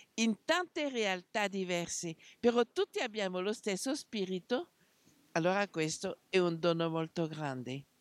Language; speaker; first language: Italian; non-native, fluent; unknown